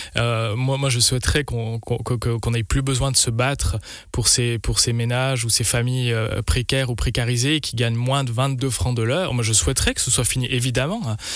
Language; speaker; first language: French; native; French